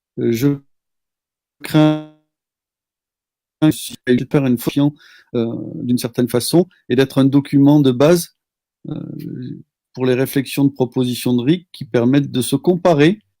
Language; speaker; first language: French; native; French